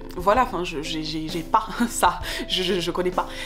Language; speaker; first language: French; native; French